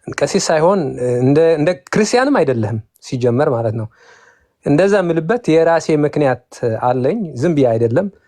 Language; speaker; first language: Amharic; non-native, fluent; Tigrinya